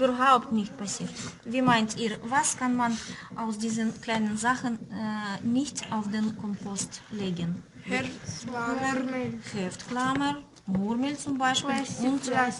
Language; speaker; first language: German; non-native, fluent; Russian